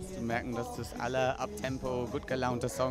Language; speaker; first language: German; non-native, fluent; English